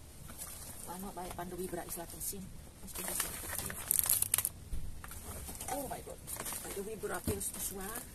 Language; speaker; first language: Dutch; non-native, learner; Indonesian